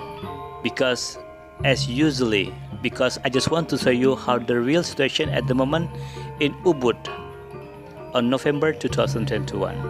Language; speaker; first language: English; non-native, learner; Indonesian